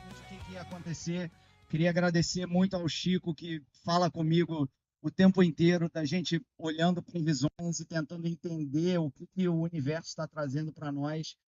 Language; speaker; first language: Portuguese; native; Portuguese